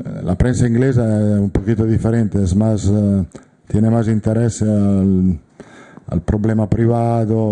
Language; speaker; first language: Spanish; non-native, fluent; Italian